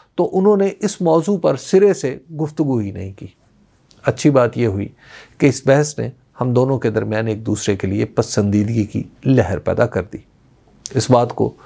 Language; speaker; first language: Urdu; non-native, local second language; Punjabi